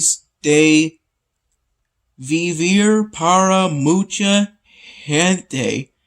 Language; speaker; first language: Spanish; non-native, learner; English